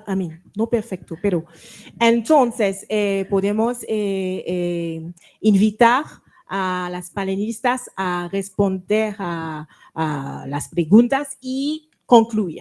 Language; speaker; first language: Spanish; non-native, learner; French